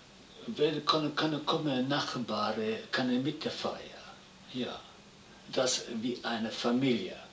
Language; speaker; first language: German; non-native, learner; Italian